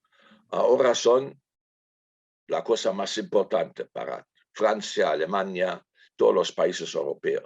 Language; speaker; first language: Spanish; non-native, fluent; German